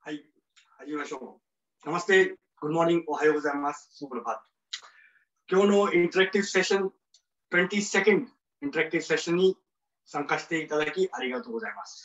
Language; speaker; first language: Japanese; non-native, learner; Hindi